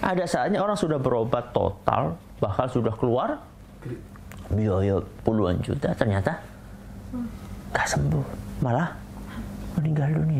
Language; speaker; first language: Indonesian; native; Indonesian